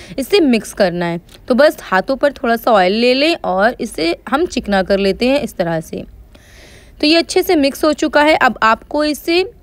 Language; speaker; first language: Hindi; native; Hindi